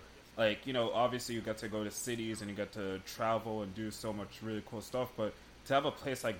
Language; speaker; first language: English; native; English